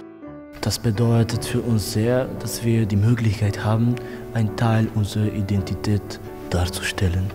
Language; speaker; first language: German; non-native, fluent; Romanian